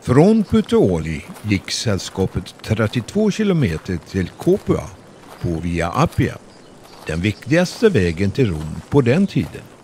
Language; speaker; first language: Swedish; native; Swedish